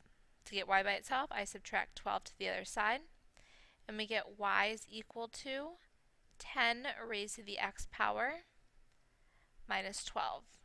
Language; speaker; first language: English; native; English